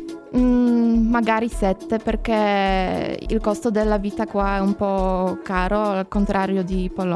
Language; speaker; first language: Italian; non-native, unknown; Polish